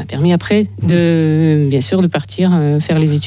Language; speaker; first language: French; non-native, fluent; Russian